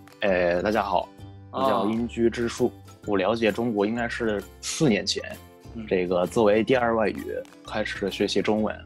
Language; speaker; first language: Chinese; non-native, fluent; Japanese